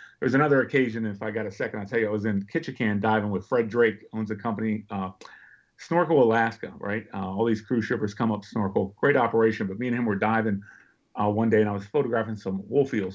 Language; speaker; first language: English; native; English